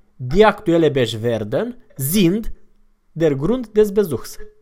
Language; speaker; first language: German; non-native, fluent; Romanian